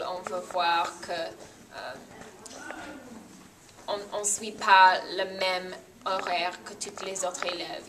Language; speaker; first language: French; non-native, learner; English